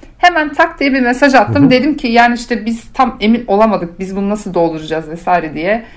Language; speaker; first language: Turkish; early bilingual, heritage; Turkish